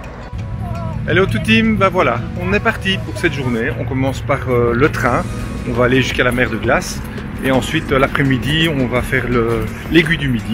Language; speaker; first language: French; native; French